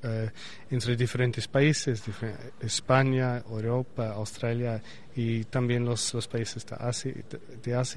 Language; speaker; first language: Spanish; non-native, learner; English